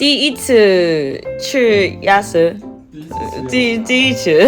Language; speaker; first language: Chinese; non-native, learner; Korean